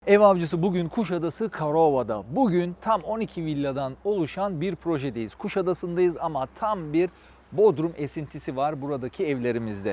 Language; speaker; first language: Turkish; native; Turkish